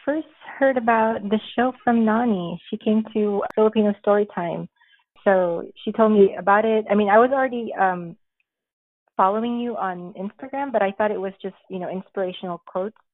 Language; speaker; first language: English; early bilingual, other home language; Filipino